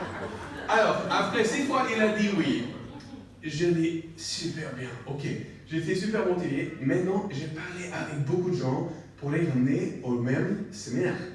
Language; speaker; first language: French; non-native, learner; English